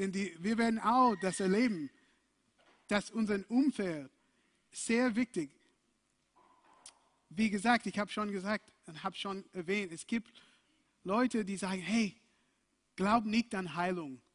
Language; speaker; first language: German; non-native, fluent; English